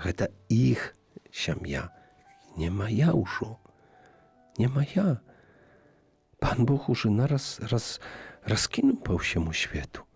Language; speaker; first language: Belarusian; native; Belarusian